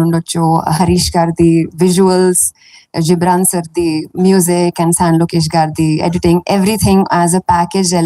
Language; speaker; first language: Telugu; non-native, fluent; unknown